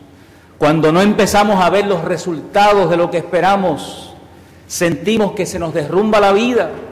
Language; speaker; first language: Spanish; native; Spanish